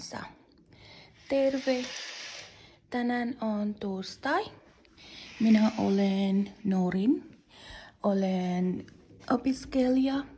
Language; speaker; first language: Finnish; non-native, learner; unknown